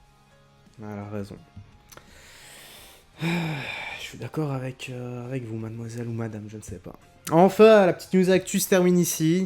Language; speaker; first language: French; native; French